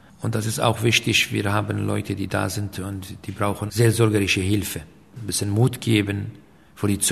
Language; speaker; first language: German; non-native, fluent; Aramaic